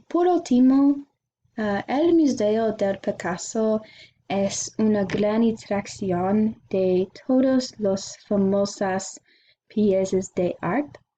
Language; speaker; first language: Spanish; non-native, learner; English